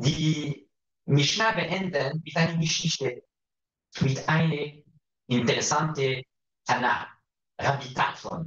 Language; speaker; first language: German; non-native, fluent; Hebrew